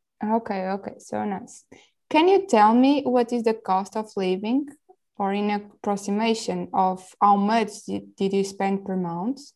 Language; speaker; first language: English; non-native, local second language; Portuguese